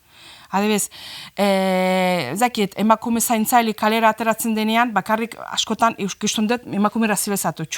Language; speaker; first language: Basque; non-native, fluent; Azerbaijani